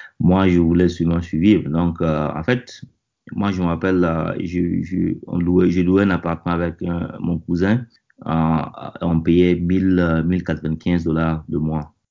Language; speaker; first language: French; non-native, local second language; Mossi